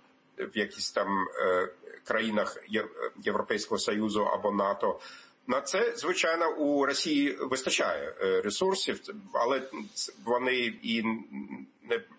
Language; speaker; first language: Ukrainian; non-native, fluent; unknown